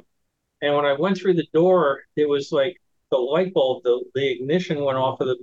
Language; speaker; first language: English; native; English